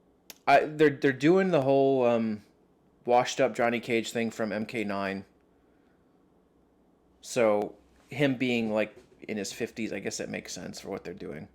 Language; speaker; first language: English; native; English